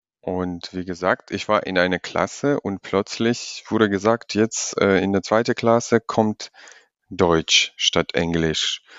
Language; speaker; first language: German; non-native, fluent; Georgian